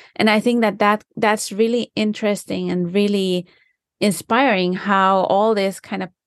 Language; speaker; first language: English; non-native, fluent; Finnish